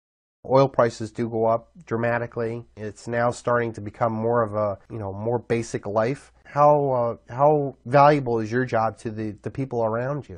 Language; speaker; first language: English; native; English